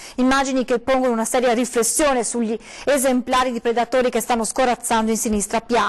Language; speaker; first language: Italian; native; Italian